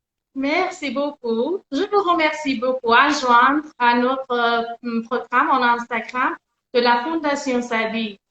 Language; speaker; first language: French; non-native, learner; Persian